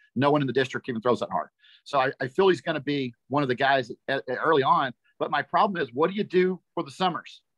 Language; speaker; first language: English; native; English